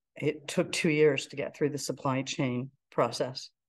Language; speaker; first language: English; native; English